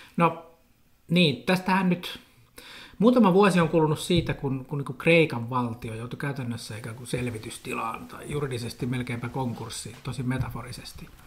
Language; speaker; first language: Finnish; native; Finnish